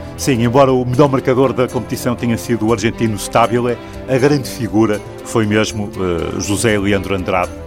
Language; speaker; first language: Portuguese; native; Portuguese